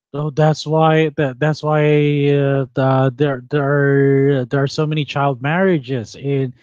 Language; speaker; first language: English; non-native, local second language; Filipino